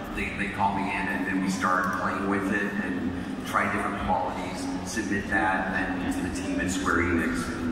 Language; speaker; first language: English; native; English